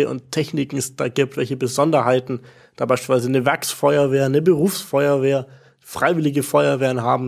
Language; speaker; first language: German; native; German